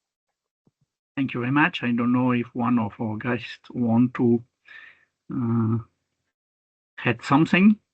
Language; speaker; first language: English; non-native, fluent; French